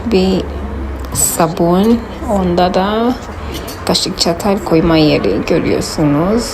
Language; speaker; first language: Turkish; non-native, fluent; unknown